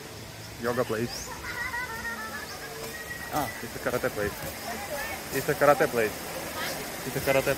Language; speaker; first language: English; non-native, learner; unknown